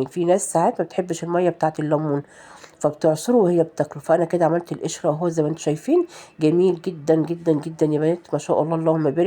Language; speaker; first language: Arabic; native; Arabic